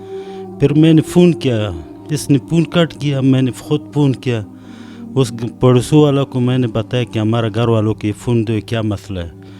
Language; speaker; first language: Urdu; non-native, learner; Pashto